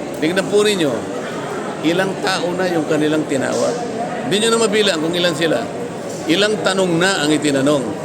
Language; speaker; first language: Filipino; native; Filipino